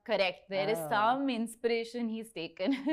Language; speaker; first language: Telugu; non-native, learner; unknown